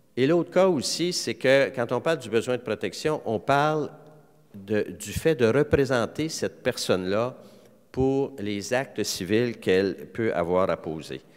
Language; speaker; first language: French; native; French